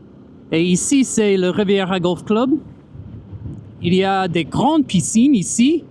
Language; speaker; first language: French; non-native, fluent; English